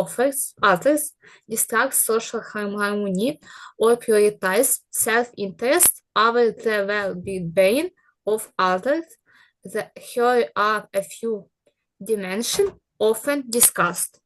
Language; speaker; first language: English; non-native, learner; Ukrainian